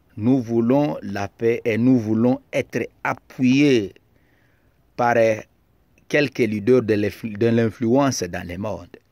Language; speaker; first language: French; non-native, local second language; Lingala